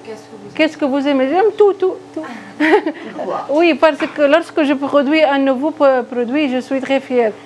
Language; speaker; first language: French; non-native, local second language; Arabic